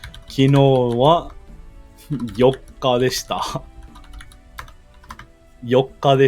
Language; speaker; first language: Japanese; non-native, learner; English